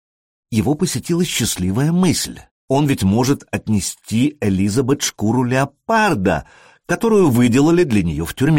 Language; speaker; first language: Russian; native; Russian